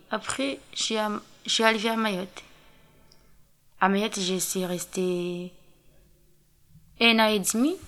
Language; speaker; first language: French; non-native, learner; Kinyarwanda